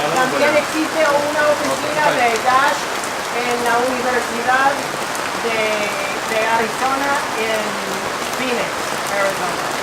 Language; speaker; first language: Spanish; non-native, fluent; English